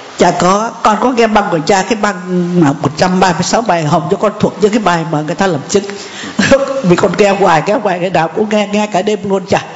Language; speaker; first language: Vietnamese; native; Vietnamese